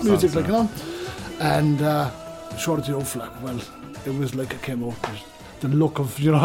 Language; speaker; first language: English; native; English